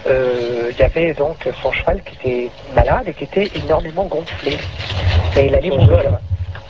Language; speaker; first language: French; native; French